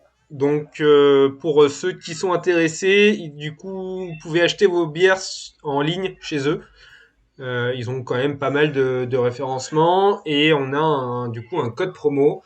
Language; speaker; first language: French; native; French